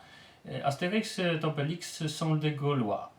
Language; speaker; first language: French; non-native, learner; Polish